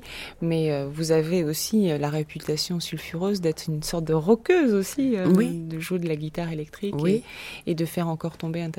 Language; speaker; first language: French; native; French